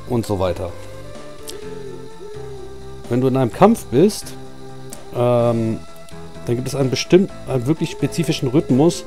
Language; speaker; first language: German; native; German